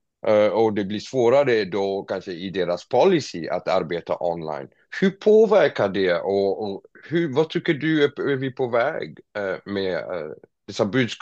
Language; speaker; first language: Swedish; non-native, fluent; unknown